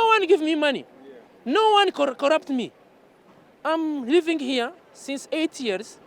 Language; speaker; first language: English; non-native, learner; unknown